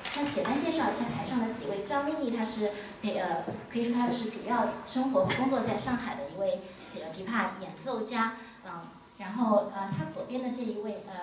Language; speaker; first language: Chinese; native; Chinese